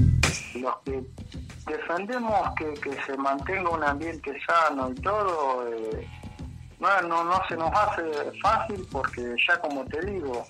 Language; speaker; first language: Spanish; native; Spanish